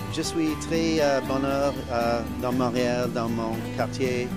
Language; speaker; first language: French; non-native, learner; English